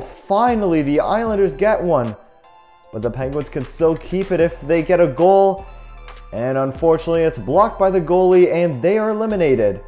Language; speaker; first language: English; native; English